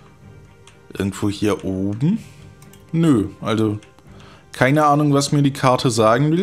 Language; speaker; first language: German; native; German